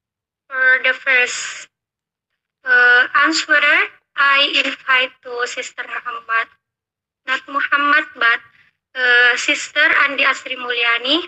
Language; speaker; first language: English; non-native, learner; Indonesian